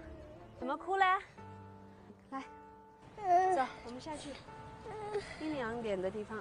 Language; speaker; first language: Chinese; native; Chinese